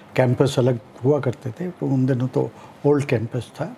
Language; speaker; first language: Hindi; native; Hindi